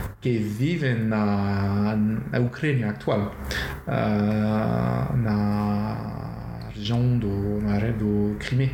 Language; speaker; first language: Portuguese; non-native, learner; French